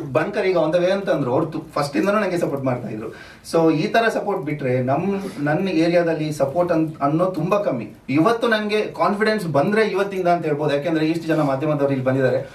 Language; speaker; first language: Kannada; non-native, local second language; Tulu